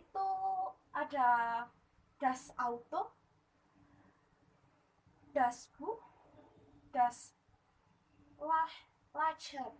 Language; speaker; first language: German; non-native, learner; Indonesian